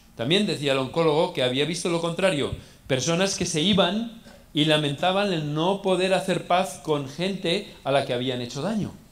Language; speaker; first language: Spanish; native; Spanish